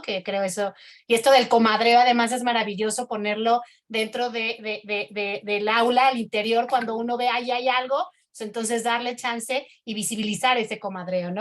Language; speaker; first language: Spanish; native; Spanish